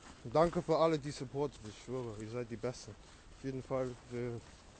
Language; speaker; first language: German; non-native, learner; English